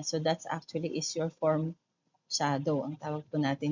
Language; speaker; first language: Filipino; native; Filipino